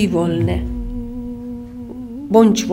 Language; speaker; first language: Polish; non-native, fluent; Chechen